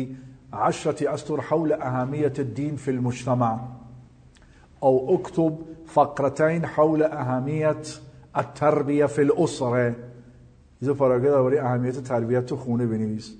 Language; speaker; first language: Arabic; non-native, fluent; Persian